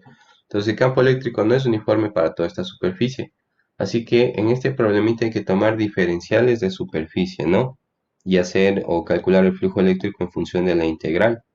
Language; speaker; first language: Spanish; native; Spanish